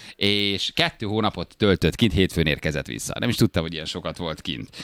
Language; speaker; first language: Hungarian; native; Hungarian